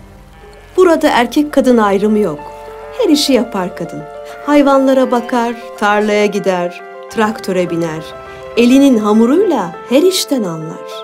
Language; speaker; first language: Turkish; native; Turkish